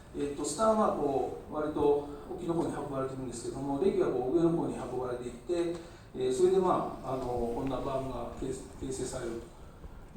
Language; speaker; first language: Japanese; native; Japanese